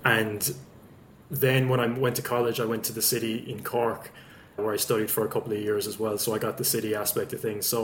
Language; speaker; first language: English; native; English